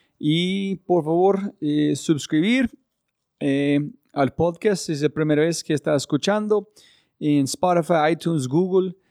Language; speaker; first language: Spanish; non-native, fluent; English